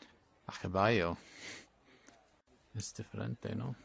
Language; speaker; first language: Spanish; non-native, learner; English